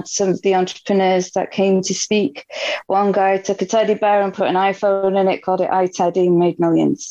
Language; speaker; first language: English; native; English